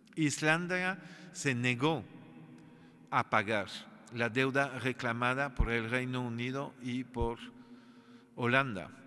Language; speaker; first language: Spanish; non-native, fluent; French